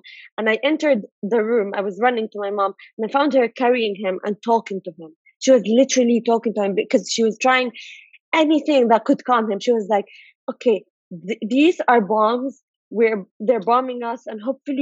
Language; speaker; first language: English; non-native, fluent; Arabic